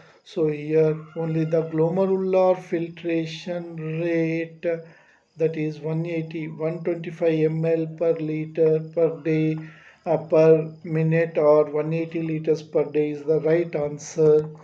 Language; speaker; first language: English; non-native, local second language; Telugu